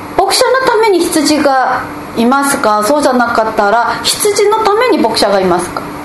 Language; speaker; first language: Japanese; non-native, fluent; Korean